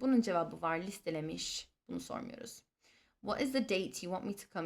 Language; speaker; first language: English; non-native, fluent; Turkish